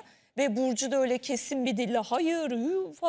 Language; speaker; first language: Turkish; native; Turkish